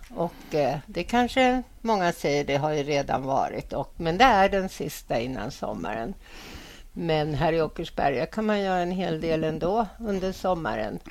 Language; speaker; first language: Swedish; native; Swedish